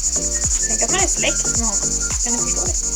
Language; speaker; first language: Swedish; early bilingual, other home language; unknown